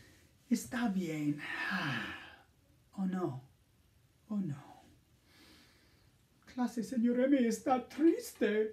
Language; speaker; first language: Spanish; non-native, fluent; English